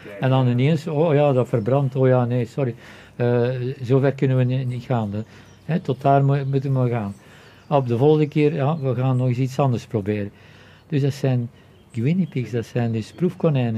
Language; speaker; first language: Dutch; native; Dutch